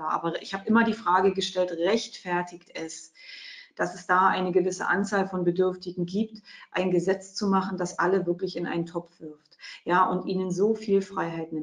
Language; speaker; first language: German; native; German